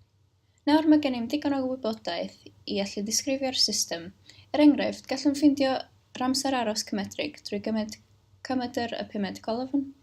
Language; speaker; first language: Welsh; native; Welsh